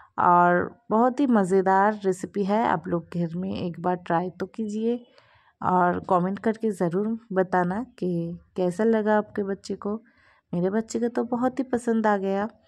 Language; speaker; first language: Hindi; non-native, local second language; Bangla